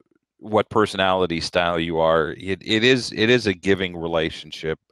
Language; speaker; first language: English; native; English